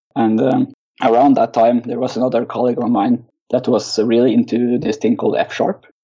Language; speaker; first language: English; non-native, fluent; Norwegian